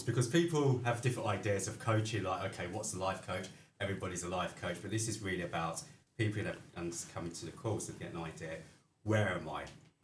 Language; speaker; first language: English; native; English